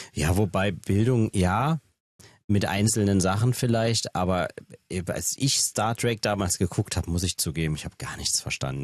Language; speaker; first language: German; native; German